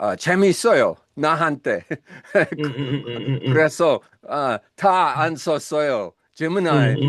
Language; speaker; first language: Korean; non-native, learner; English